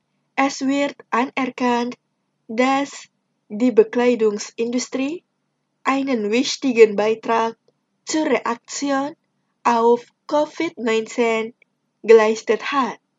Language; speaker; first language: German; non-native, fluent; Indonesian